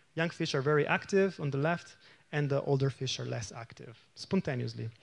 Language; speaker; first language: English; non-native, fluent; Italian